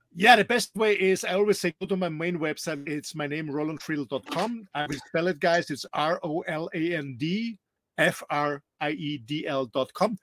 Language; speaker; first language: English; non-native, fluent; German